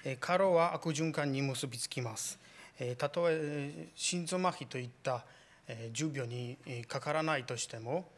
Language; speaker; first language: Japanese; non-native, fluent; Polish